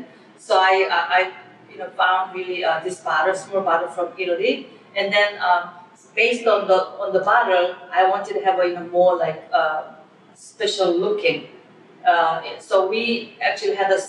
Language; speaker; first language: English; non-native, fluent; Korean